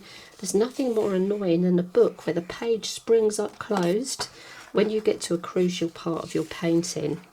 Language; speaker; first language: English; native; English